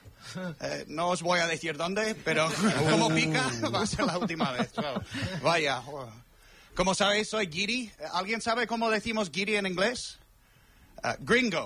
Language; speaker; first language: Spanish; non-native, fluent; English